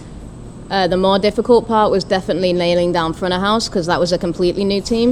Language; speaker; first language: English; native; English